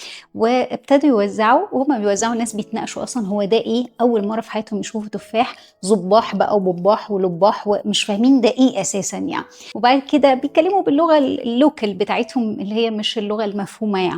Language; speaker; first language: Arabic; native; Arabic